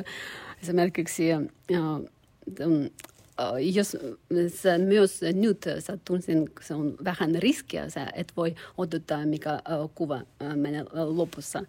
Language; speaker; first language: Finnish; non-native, learner; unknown